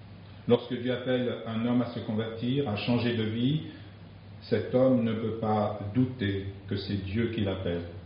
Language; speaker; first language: French; native; French